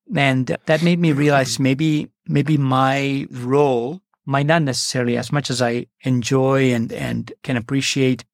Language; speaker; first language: English; non-native, local second language; Malayalam